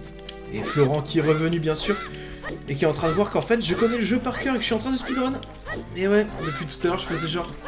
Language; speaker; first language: French; native; French